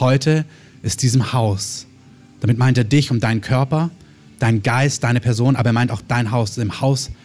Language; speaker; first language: German; native; German